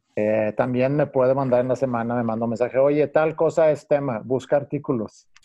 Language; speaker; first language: Spanish; non-native, fluent; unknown